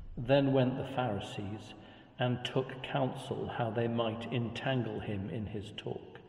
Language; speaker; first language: English; native; English